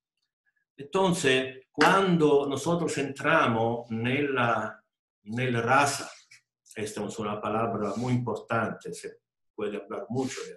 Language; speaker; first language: Spanish; non-native, fluent; Italian